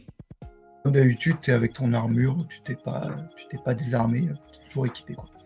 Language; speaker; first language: French; native; French